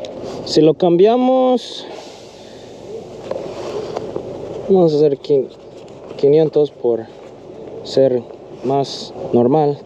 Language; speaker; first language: Spanish; non-native, learner; English